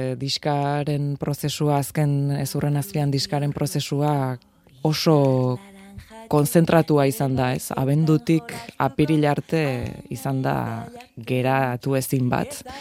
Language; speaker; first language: Basque; native; Basque